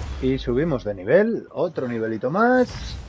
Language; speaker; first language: Spanish; native; Spanish